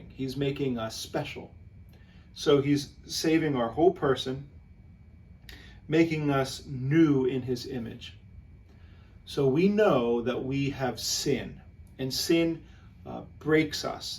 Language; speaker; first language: English; native; English